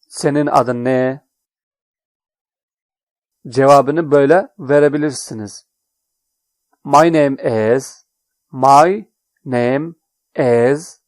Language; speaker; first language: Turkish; non-native, fluent; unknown